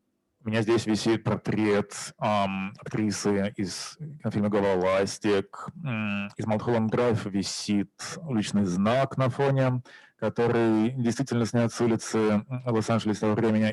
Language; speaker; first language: Russian; native; Russian